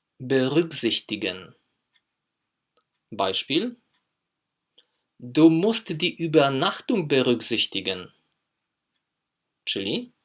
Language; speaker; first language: German; non-native, fluent; Polish